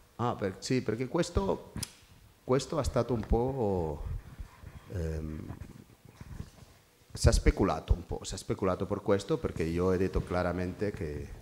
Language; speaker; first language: Italian; non-native, fluent; Spanish